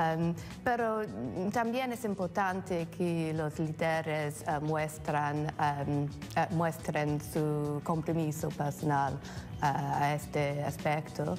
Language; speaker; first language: Spanish; non-native, fluent; English